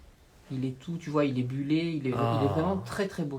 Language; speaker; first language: French; native; French